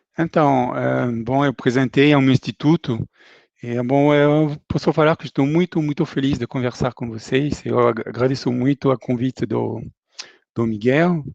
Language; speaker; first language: Portuguese; non-native, fluent; French